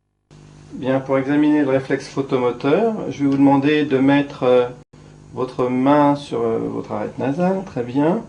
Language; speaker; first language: French; native; French